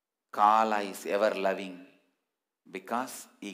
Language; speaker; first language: English; non-native, local second language; Tamil